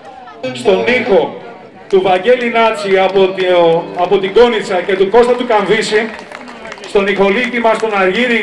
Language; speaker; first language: Greek; native; Greek